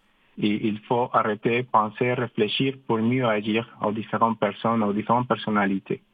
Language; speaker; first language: French; non-native, fluent; Spanish